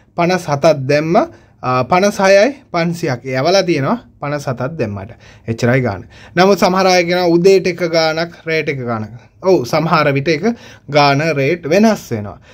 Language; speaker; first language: Sinhala; non-native, local second language; Tamil